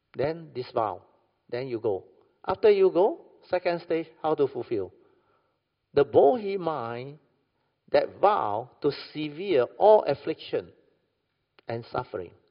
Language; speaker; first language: English; non-native, local second language; Min Nan Chinese